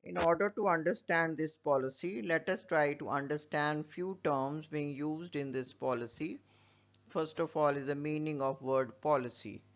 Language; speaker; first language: English; non-native, local second language; Punjabi